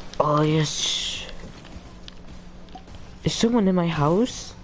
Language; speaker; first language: English; native; English